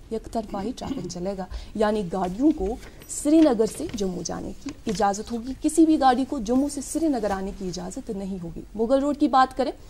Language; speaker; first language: Hindi; non-native, local second language; Kashmiri